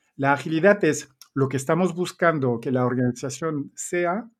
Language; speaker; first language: Spanish; non-native, fluent; French